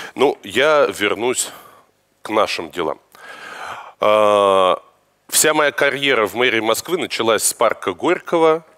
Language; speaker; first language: Russian; native; Russian